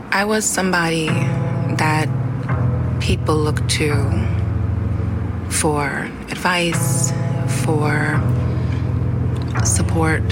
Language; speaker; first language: English; native; English